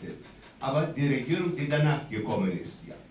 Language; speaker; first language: German; non-native, fluent; Greek